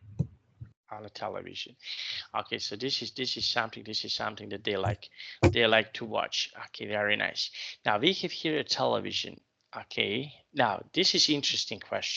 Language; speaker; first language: English; non-native, fluent; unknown